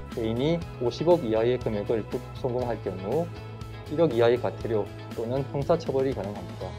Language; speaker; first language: Korean; native; Korean